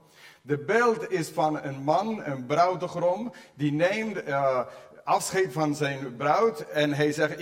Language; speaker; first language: Dutch; non-native, fluent; English